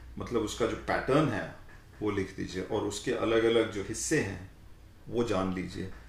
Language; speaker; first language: Hindi; native; Hindi